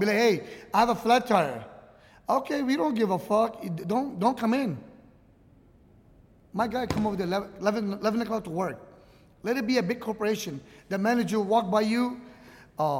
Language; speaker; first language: English; early bilingual, other home language; Arabic